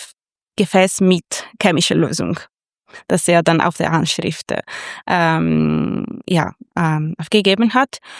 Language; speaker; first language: German; non-native, fluent; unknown